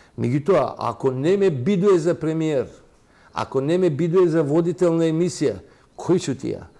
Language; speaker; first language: Macedonian; non-native, local second language; Albanian